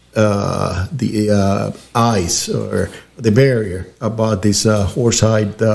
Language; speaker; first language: English; early bilingual, other home language; Spanish